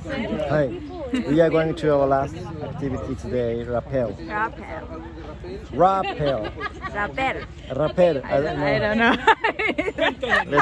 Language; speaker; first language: English; non-native, learner; Japanese